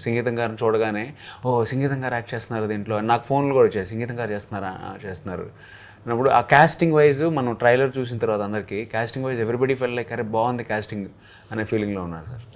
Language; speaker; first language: Telugu; native; Telugu